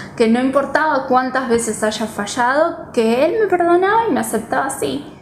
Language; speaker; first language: Spanish; native; Spanish